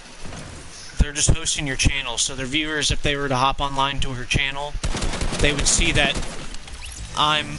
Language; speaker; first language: English; native; English